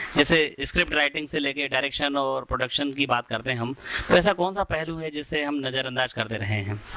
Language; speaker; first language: Hindi; non-native, local second language; Sindhi